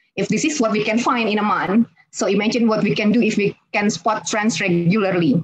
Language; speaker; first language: English; non-native, fluent; Indonesian